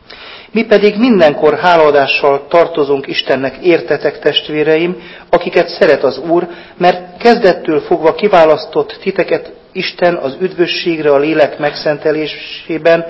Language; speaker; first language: Hungarian; native; Hungarian